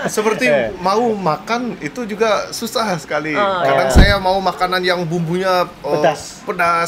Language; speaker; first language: Indonesian; non-native, local second language; Balinese